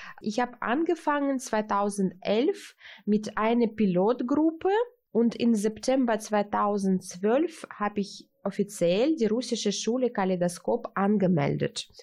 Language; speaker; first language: German; early bilingual, heritage; Russian